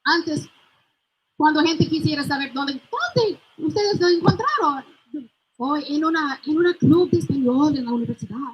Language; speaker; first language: Spanish; non-native, fluent; English